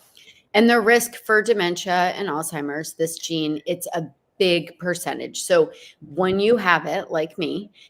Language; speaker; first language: English; native; English